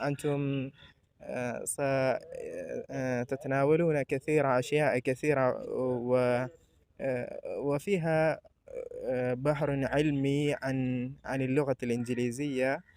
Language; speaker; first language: Arabic; non-native, fluent; Malayalam